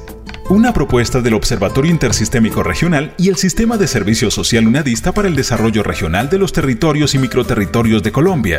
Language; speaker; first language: Spanish; native; Spanish